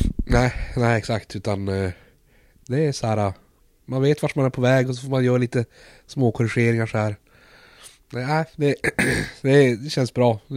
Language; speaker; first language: Swedish; native; Swedish